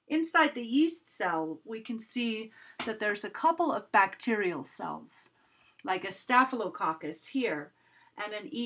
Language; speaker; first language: English; native; English